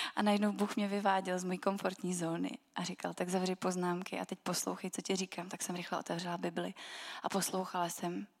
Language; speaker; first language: Czech; native; Czech